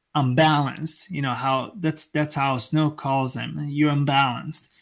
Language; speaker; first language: English; non-native, fluent; Italian